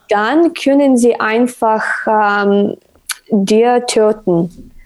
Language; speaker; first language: German; non-native, learner; Ukrainian